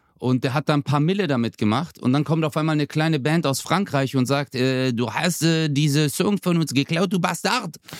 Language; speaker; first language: German; early bilingual, other home language; Turkish